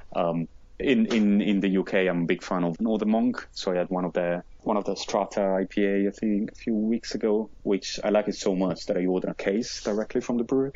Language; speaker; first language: English; non-native, fluent; Italian